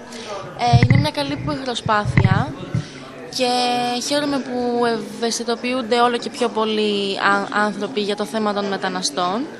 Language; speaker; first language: Greek; early bilingual, other home language; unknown